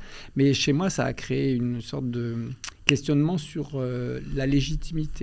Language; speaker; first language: French; early bilingual, other home language; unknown